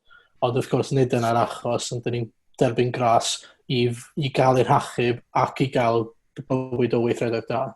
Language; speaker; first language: Welsh; native; Welsh